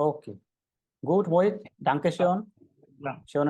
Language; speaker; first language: German; non-native, fluent; Hindi